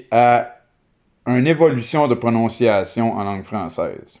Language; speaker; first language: French; native; French